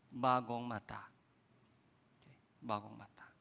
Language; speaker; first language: Filipino; non-native, fluent; Korean